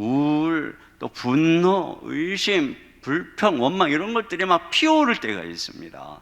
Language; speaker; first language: Korean; native; Korean